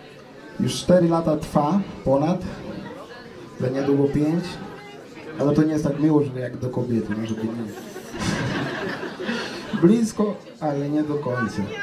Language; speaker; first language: Polish; non-native, fluent; Ukrainian